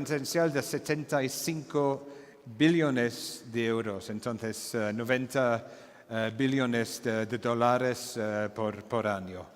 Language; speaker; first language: Spanish; non-native, fluent; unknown